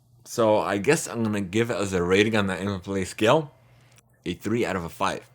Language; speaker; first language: English; early bilingual, heritage; Arabic